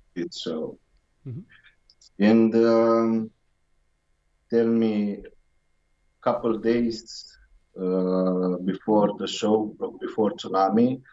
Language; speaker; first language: English; non-native, learner; Romanian